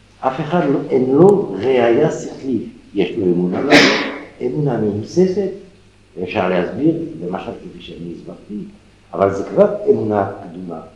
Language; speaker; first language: Hebrew; non-native, fluent; French